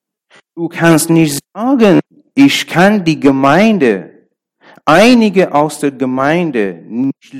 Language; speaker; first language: German; non-native, learner; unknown